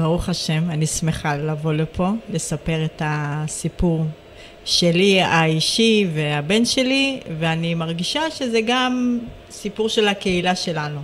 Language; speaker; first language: Hebrew; early bilingual, other home language; Amharic